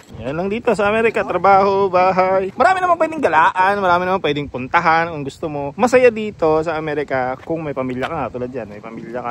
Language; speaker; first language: Filipino; native; Filipino